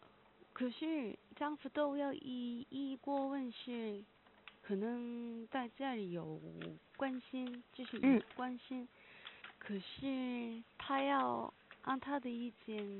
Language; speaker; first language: Chinese; non-native, learner; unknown